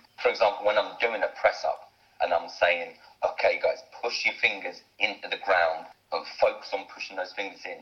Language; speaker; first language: English; native; English